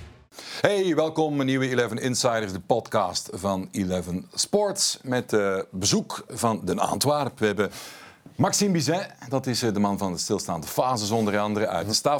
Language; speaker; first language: Dutch; native; Dutch